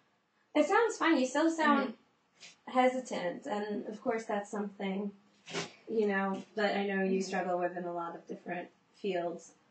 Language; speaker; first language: English; native; English